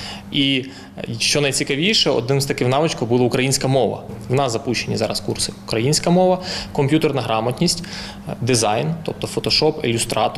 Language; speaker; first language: Ukrainian; native; Ukrainian